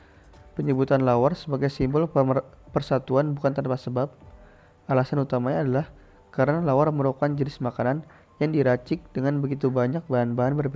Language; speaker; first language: Indonesian; native; Indonesian